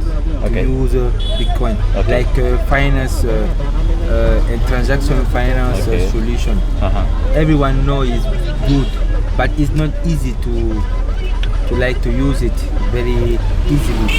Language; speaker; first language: English; non-native, learner; Sango